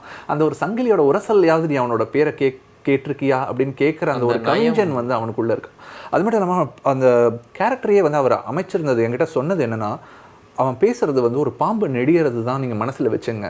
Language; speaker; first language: Tamil; native; Tamil